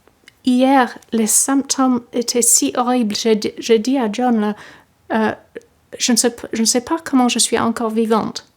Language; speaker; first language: French; non-native, fluent; English